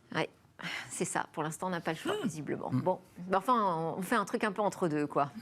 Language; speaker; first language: French; native; French